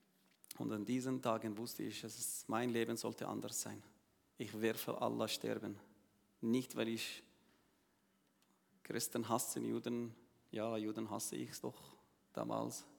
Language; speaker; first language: German; non-native, learner; Arabic